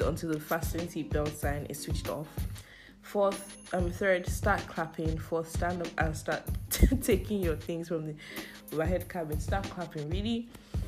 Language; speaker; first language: English; non-native, local second language; Yoruba